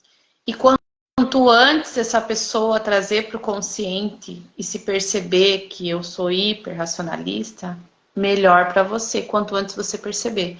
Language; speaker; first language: Portuguese; native; Portuguese